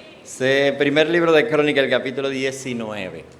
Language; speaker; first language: Spanish; native; Spanish